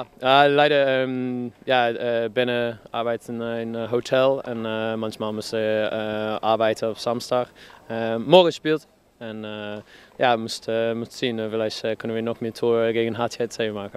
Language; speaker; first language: German; non-native, fluent; English